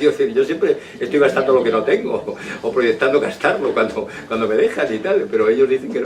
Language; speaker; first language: Spanish; native; Spanish